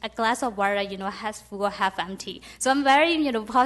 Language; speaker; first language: English; non-native, fluent; Burmese